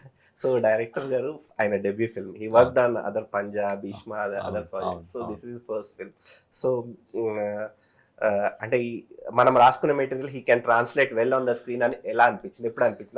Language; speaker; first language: Telugu; native; Telugu